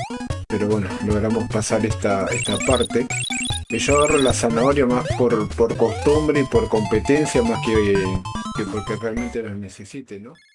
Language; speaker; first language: Spanish; native; Spanish